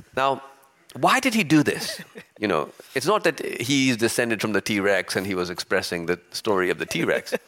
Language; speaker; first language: English; early bilingual, other home language; Urdu